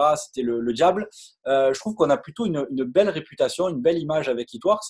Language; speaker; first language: French; native; French